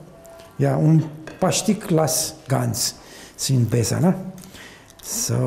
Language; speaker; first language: German; non-native, learner; Italian